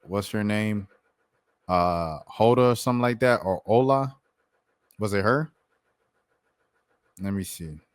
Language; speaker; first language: English; native; English